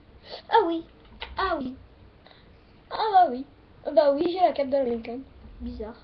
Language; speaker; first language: French; native; French